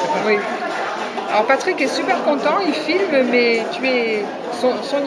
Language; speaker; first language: French; native; French